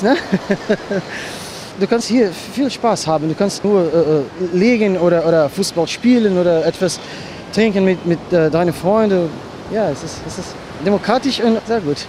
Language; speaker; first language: German; non-native, learner; Portuguese